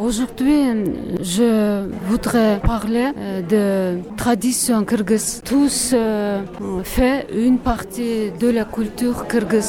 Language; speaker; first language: French; non-native, learner; Kyrgyz